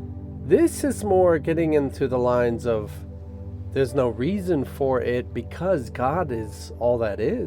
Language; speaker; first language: English; native; English